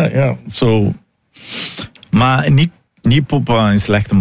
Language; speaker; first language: Dutch; non-native, learner; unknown